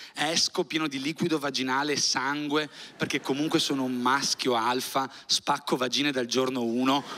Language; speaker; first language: Italian; early bilingual, other home language; Albanian